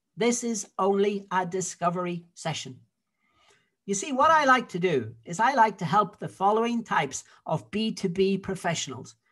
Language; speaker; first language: English; native; English